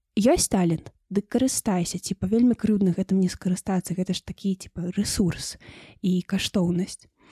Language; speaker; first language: Belarusian; non-native, local second language; Russian